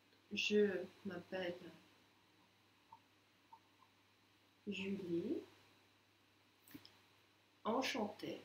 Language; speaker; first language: French; non-native, fluent; Russian